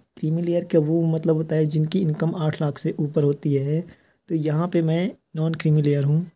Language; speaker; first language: Hindi; native; Hindi